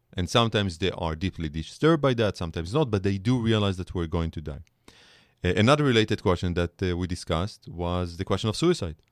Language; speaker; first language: English; non-native, fluent; Hebrew